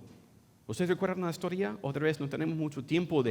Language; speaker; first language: Spanish; non-native, fluent; English